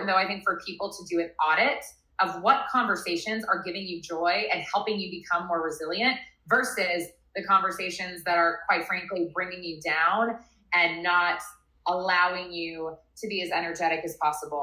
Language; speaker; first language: English; native; English